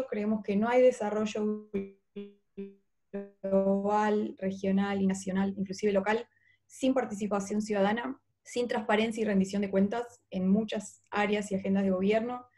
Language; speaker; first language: Spanish; native; Spanish